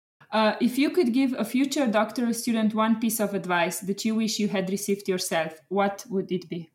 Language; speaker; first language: English; non-native, fluent; Slovenian